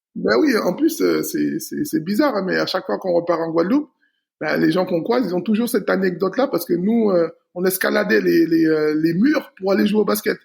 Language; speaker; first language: French; native; French